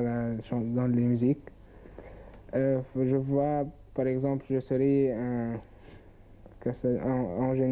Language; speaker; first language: French; non-native, learner; Arabic